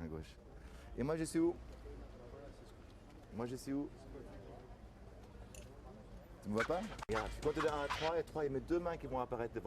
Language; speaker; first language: French; native; French